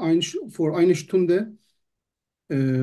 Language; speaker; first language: German; non-native, learner; Turkish